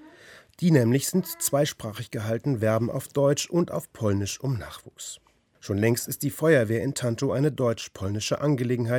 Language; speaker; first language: German; native; German